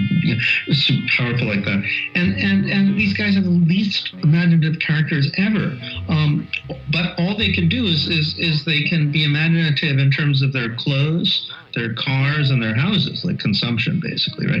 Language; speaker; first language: English; native; English